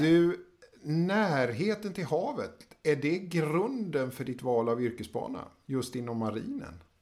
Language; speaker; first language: Swedish; native; Swedish